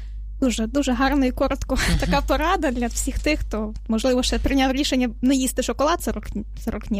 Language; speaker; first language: Ukrainian; native; Ukrainian